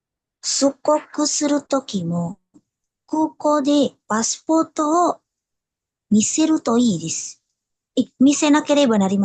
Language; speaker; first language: Japanese; non-native, learner; Indonesian